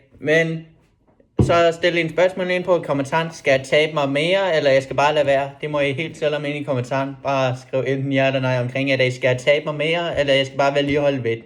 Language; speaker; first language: Danish; native; Danish